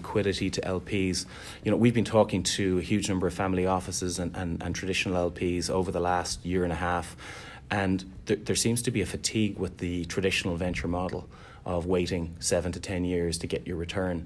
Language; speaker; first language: English; native; English